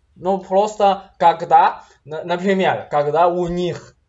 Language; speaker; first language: Russian; non-native, fluent; Chinese